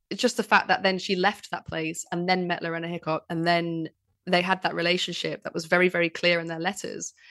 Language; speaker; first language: English; native; English